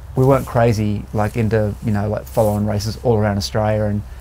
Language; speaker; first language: English; native; English